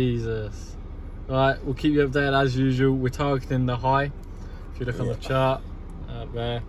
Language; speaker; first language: English; native; English